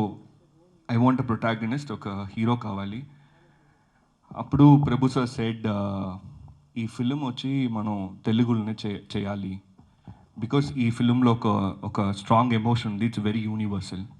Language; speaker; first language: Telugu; early bilingual, heritage; Telugu